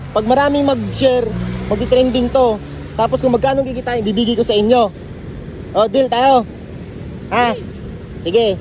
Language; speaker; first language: Filipino; native; Filipino